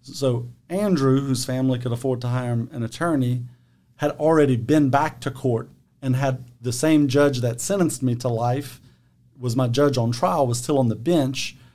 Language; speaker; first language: English; native; English